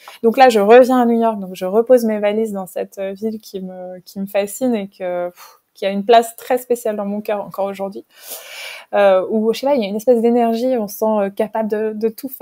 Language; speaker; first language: French; native; French